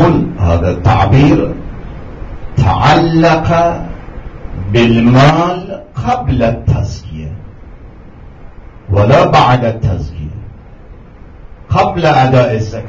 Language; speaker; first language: Arabic; non-native, fluent; Persian